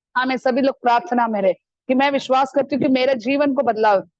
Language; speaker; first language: Hindi; non-native, local second language; Malayalam